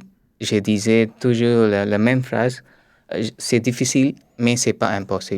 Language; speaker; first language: French; non-native, learner; Tamil